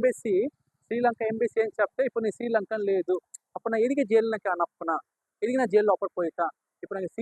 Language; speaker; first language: Telugu; non-native, learner; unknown